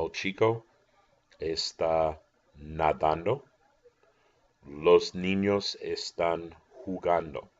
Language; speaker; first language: Spanish; non-native, fluent; English